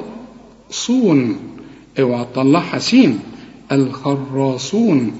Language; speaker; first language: Arabic; native; Arabic